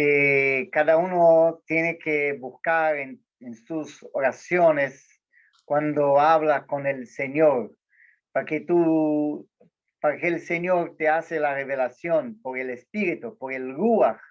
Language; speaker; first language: Spanish; non-native, learner; Portuguese